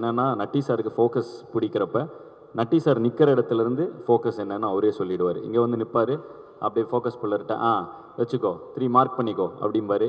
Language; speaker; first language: Tamil; native; Tamil